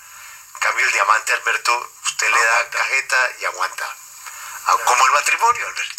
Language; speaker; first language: Spanish; native; Spanish